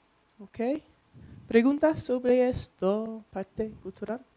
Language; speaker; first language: Spanish; non-native, learner; English